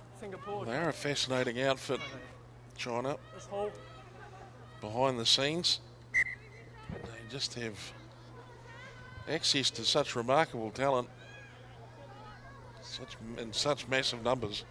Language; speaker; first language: English; native; English